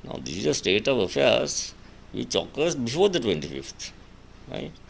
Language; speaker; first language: English; non-native, local second language; Sinhala